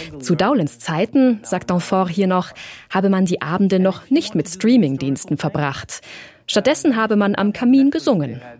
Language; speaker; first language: German; native; German